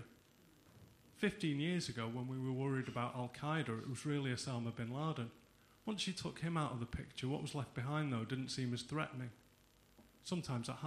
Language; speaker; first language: English; native; English